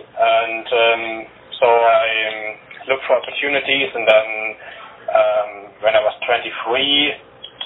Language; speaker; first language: English; non-native, learner; German